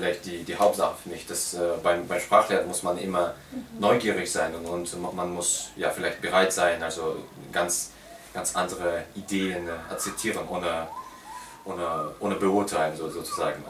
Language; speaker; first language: German; non-native, fluent; Russian